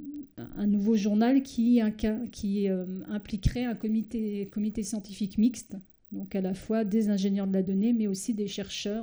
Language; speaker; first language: French; native; French